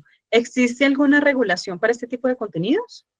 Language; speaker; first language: Spanish; native; Spanish